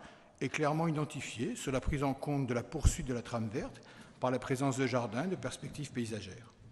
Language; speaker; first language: French; native; French